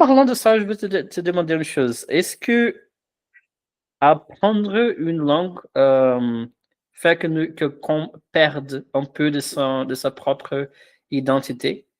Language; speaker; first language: French; non-native, fluent; Portuguese